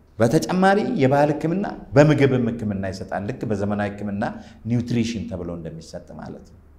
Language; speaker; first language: Amharic; native; Amharic